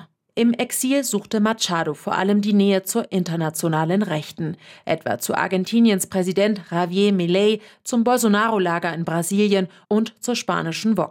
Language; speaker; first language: German; native; German